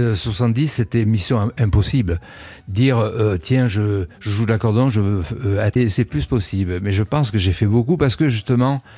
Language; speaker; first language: French; native; French